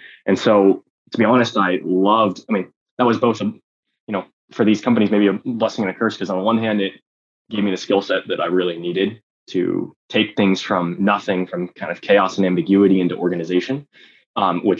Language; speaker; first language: English; native; English